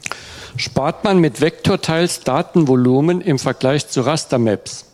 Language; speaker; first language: German; native; German